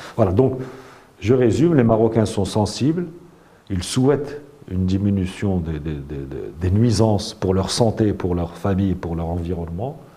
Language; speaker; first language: French; non-native, local second language; Arabic